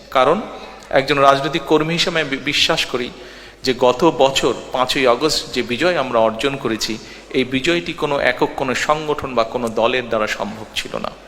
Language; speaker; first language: Bangla; native; Bangla